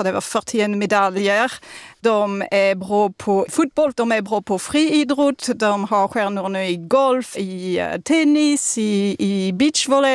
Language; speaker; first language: Swedish; non-native, fluent; French